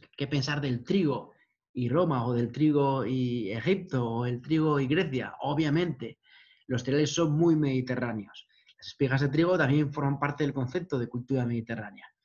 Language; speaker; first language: Spanish; native; Spanish